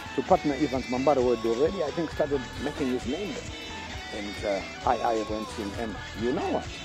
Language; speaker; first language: English; non-native, local second language; Shona